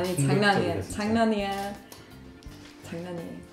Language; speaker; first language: Korean; non-native, fluent; Swedish